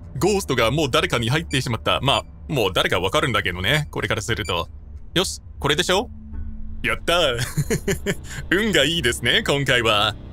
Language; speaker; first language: Japanese; non-native, fluent; English